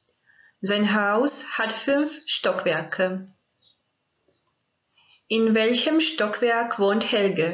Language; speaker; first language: German; non-native, fluent; Croatian